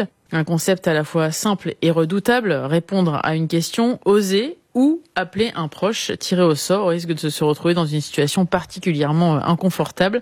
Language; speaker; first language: French; native; French